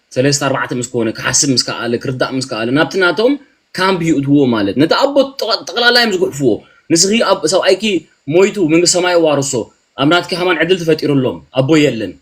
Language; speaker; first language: Tigrinya; early bilingual, heritage; Tigrinya